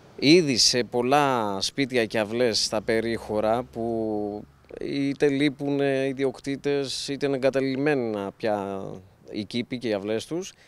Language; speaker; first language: Greek; native; Greek